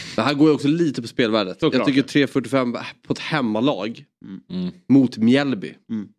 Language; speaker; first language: Swedish; native; Swedish